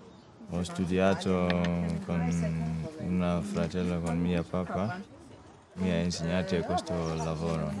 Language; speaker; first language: Italian; non-native, learner; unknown